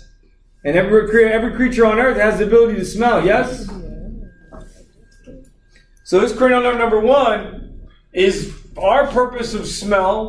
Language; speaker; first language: English; native; English